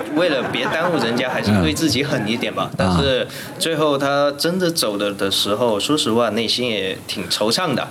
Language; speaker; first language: Chinese; non-native, local second language; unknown